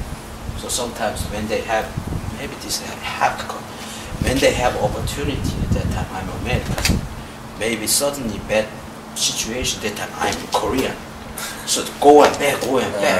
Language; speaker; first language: English; non-native, learner; Korean